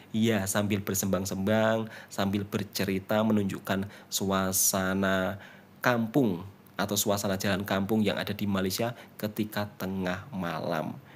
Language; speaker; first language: Indonesian; native; Indonesian